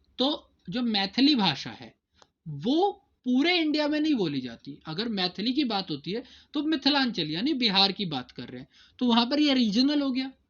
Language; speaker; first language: Hindi; native; Hindi